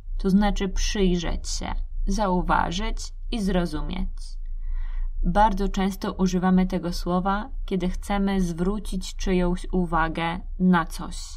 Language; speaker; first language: Polish; native; Polish